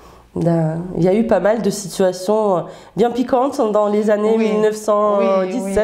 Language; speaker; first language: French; non-native, fluent; Russian